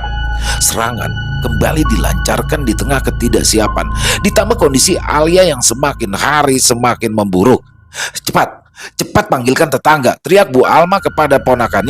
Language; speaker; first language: Indonesian; native; Indonesian